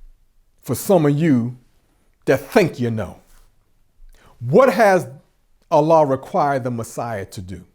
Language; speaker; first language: English; native; English